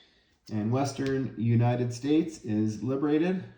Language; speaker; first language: English; native; English